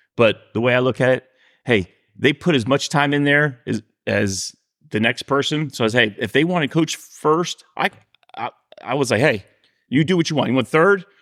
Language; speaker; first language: English; native; English